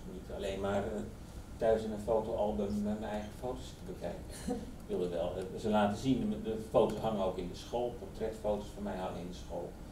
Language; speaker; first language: Dutch; native; Dutch